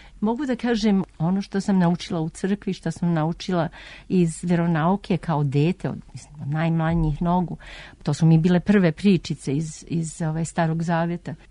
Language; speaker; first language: Serbian; early bilingual, heritage; Serbian